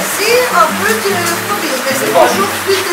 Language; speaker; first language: French; non-native, learner; Greek